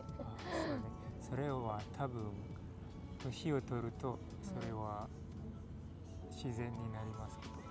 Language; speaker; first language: Japanese; non-native, learner; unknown